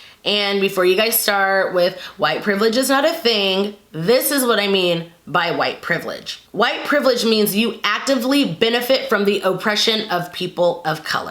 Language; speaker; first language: English; native; English